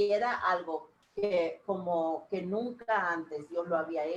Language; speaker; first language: Spanish; native; Spanish